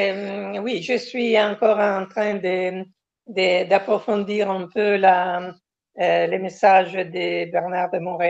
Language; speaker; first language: French; non-native, fluent; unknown